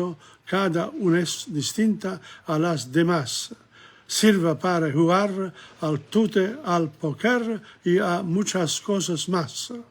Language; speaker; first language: Spanish; non-native, learner; English